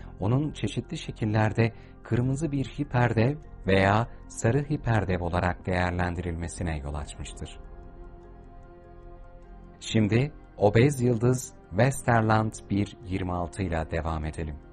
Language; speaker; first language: Turkish; native; Turkish